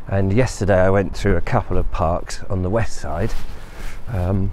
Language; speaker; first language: English; native; English